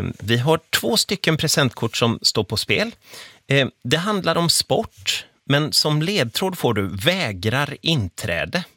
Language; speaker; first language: Swedish; native; Swedish